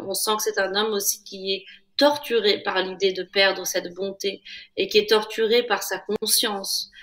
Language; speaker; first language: French; native; French